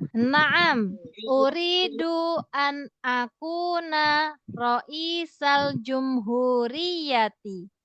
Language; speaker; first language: Arabic; non-native, fluent; Indonesian